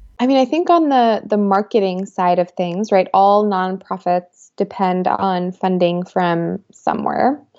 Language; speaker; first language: English; early bilingual, other home language; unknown